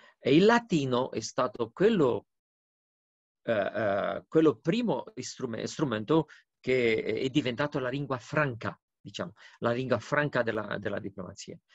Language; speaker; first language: Italian; non-native, fluent; Romanian